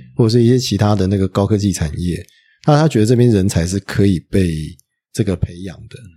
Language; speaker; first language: Chinese; native; Chinese